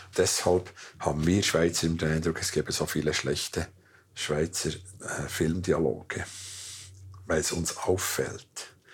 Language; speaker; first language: German; native; German